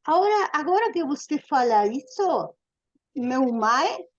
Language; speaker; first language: Portuguese; non-native, learner; Spanish